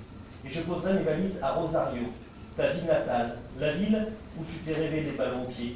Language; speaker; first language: French; native; French